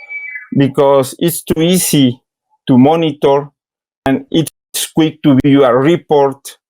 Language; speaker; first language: English; non-native, learner; Spanish